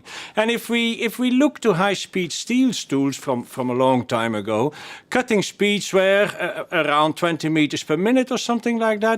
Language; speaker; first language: English; non-native, fluent; Dutch